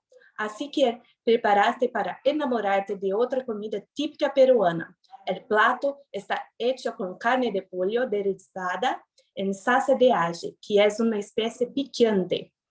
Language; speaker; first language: Spanish; non-native, learner; Portuguese